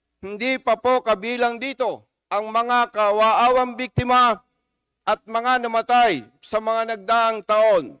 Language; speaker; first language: Filipino; native; Filipino